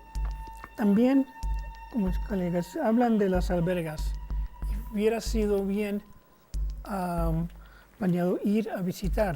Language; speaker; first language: Spanish; non-native, fluent; English